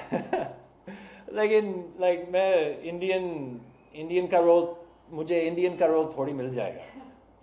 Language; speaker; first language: Hindi; non-native, learner; English